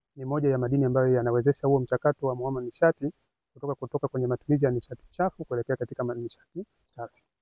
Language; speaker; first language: Swahili; native; Swahili